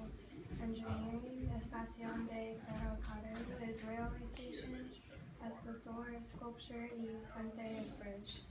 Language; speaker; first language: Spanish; non-native, learner; English